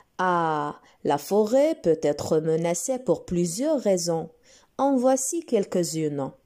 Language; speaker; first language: French; non-native, local second language; Arabic